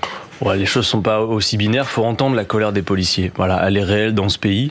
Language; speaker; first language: French; native; French